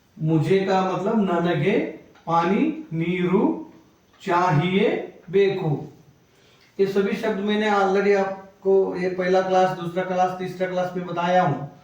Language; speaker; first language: Hindi; non-native, local second language; Kannada